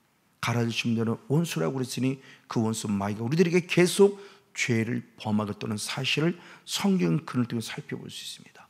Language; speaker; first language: Korean; native; Korean